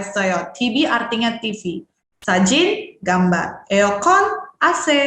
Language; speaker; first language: Korean; non-native, fluent; Indonesian